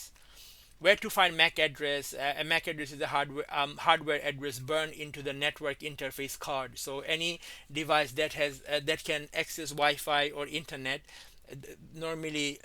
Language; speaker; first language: English; non-native, fluent; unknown